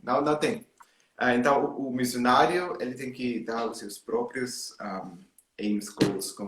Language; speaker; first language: Portuguese; non-native, learner; German